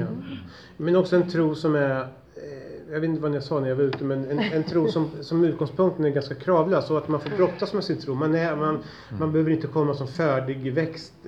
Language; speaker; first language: Swedish; native; Swedish